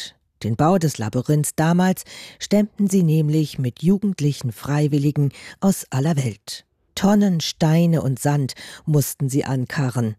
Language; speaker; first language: German; native; German